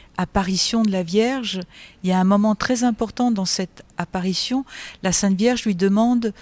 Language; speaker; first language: French; native; French